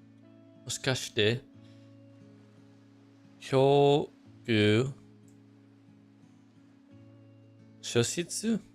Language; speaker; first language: Japanese; non-native, fluent; English